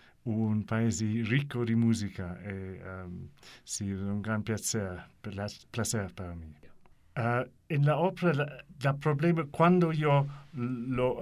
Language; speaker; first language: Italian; non-native, learner; English